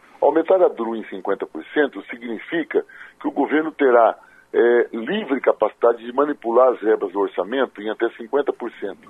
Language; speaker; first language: Portuguese; native; Portuguese